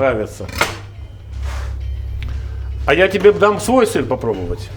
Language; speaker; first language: Russian; native; Russian